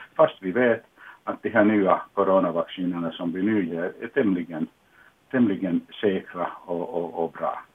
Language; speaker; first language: Swedish; non-native, local second language; Finnish